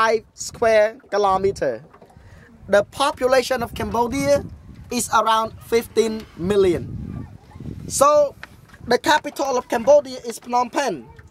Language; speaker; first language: English; non-native, fluent; Khmer